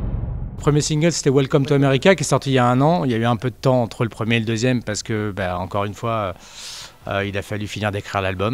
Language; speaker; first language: French; native; French